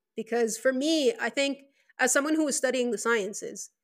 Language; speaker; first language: English; non-native, fluent; Spanish